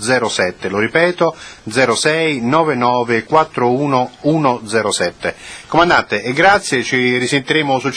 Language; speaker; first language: Italian; native; Italian